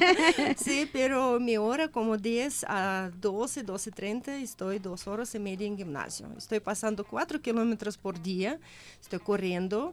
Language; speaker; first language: Spanish; non-native, learner; Russian